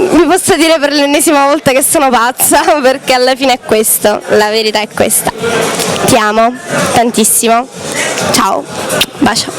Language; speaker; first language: Italian; native; Italian